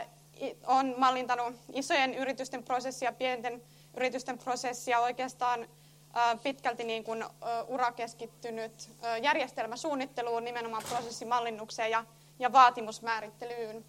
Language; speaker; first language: Finnish; native; Finnish